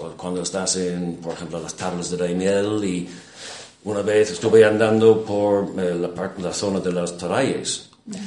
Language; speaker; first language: Spanish; non-native, fluent; English